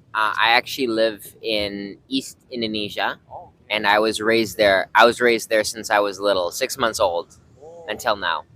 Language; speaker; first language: English; early bilingual, heritage; English